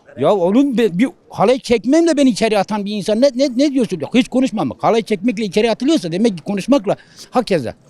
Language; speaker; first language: Turkish; non-native, local second language; Kurdish